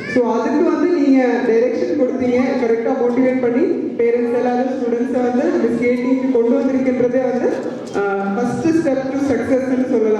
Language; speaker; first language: Tamil; non-native, local second language; Malayalam